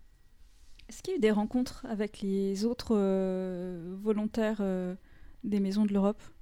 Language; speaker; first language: French; native; French